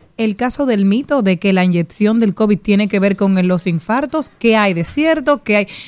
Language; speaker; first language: Spanish; native; Spanish